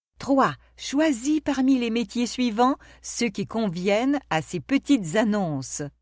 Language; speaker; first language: French; non-native, local second language; Arabic